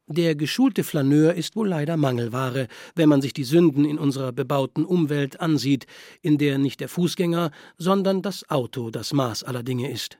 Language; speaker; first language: German; native; German